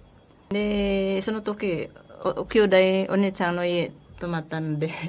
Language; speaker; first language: Japanese; non-native, learner; Filipino